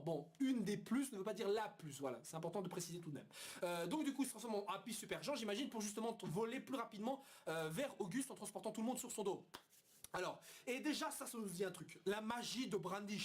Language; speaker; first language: French; native; French